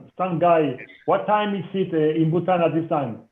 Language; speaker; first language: English; non-native, fluent; Spanish